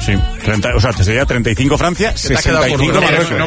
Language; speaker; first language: Spanish; native; Spanish